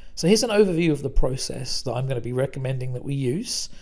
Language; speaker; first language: English; native; English